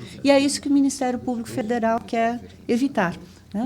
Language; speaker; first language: Portuguese; native; Portuguese